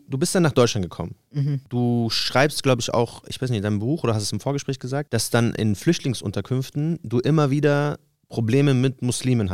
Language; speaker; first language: German; native; German